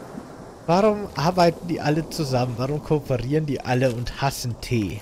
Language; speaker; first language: German; native; German